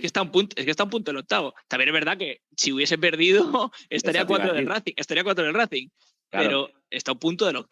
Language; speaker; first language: Spanish; native; Spanish